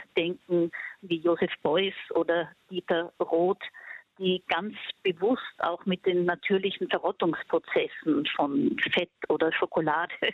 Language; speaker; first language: German; native; German